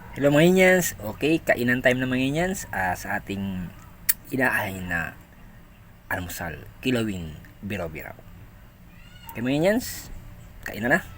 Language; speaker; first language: Filipino; non-native, local second language; Cebuano